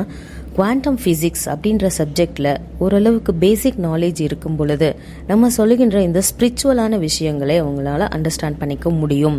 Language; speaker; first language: Tamil; native; Tamil